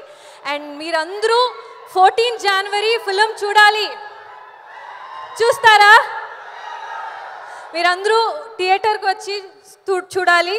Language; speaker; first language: Telugu; non-native, learner; Kannada